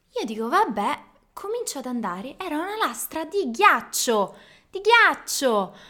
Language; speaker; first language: Italian; native; Italian